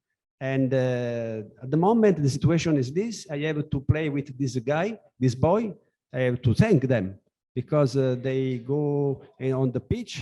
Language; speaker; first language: English; non-native, learner; Italian